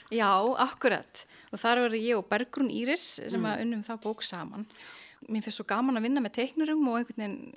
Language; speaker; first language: Icelandic; native; Icelandic